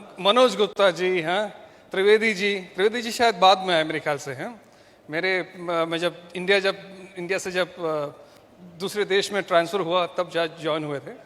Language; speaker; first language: Hindi; non-native, local second language; Malayalam